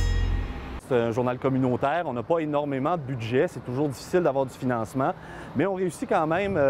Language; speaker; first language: French; native; French